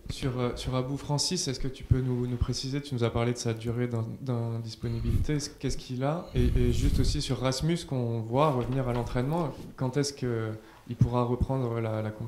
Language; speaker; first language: French; native; French